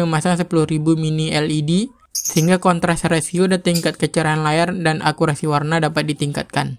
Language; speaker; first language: Indonesian; native; Indonesian